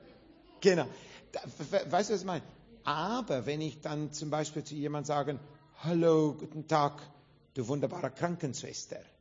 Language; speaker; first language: German; non-native, fluent; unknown